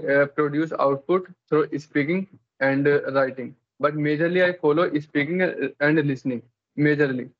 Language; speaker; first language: English; non-native, local second language; Hindi